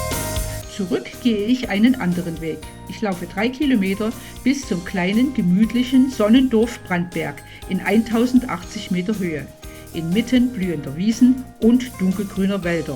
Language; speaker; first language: German; native; German